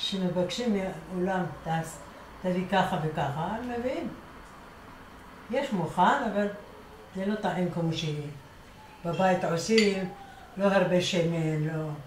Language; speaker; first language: Hebrew; non-native, fluent; Arabic